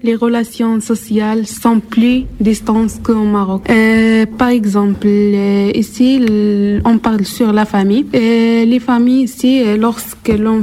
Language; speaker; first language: French; non-native, local second language; Arabic